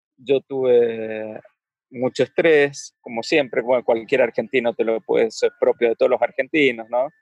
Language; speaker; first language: Spanish; native; Spanish